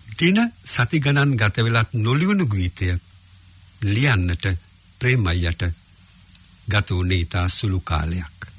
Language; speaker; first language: Sinhala; native; Sinhala